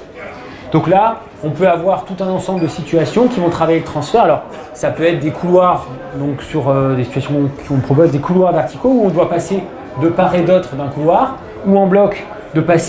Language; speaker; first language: French; native; French